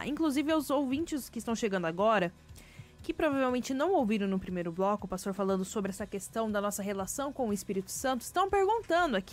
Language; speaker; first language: Portuguese; native; Portuguese